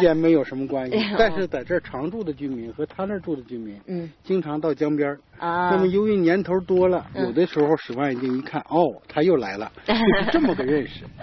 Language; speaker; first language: Chinese; native; Chinese